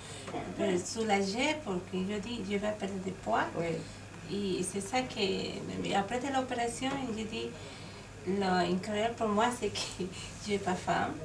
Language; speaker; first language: French; non-native, learner; Spanish